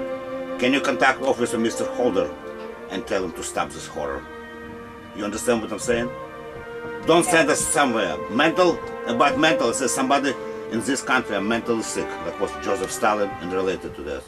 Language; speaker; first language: English; non-native, learner; Russian